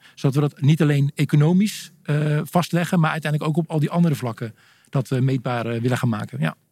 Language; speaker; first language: Dutch; native; Dutch